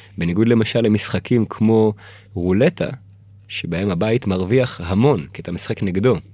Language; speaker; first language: Hebrew; early bilingual, other home language; Russian